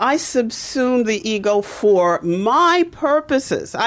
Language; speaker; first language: English; native; English